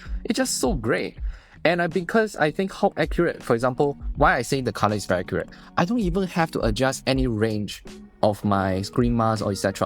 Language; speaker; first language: English; non-native, fluent; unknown